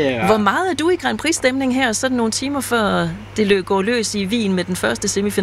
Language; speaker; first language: Danish; native; Danish